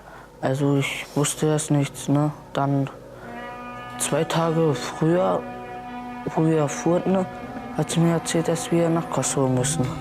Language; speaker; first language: German; early bilingual, other home language; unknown